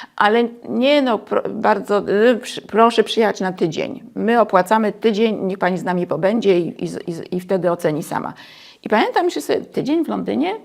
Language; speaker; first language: Polish; native; Polish